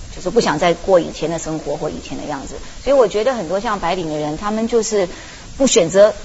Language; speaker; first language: Chinese; early bilingual, heritage; Chinese